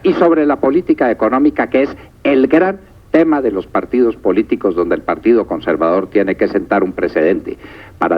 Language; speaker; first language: Spanish; native; Spanish